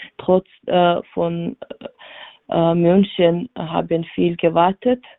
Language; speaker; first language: German; non-native, learner; Georgian